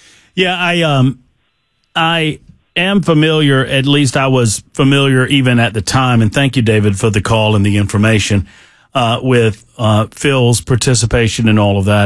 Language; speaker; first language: English; native; English